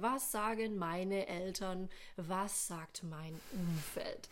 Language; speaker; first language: German; native; German